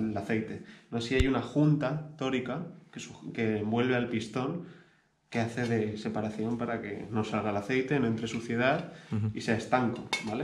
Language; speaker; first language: Spanish; native; Spanish